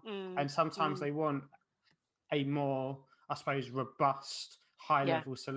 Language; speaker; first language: English; native; English